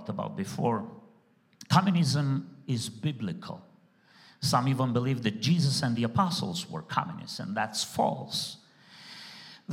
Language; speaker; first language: English; non-native, fluent; Romanian